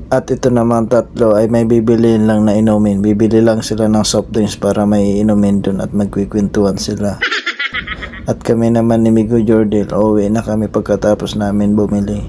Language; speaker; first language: Filipino; native; Filipino